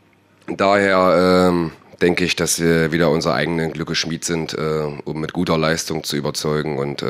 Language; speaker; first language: German; native; German